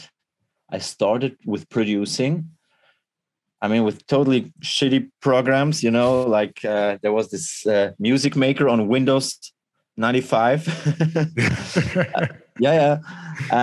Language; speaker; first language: English; non-native, fluent; Swiss German